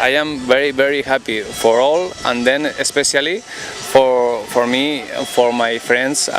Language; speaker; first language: English; non-native, learner; Spanish